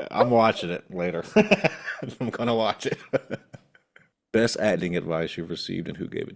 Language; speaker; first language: English; native; English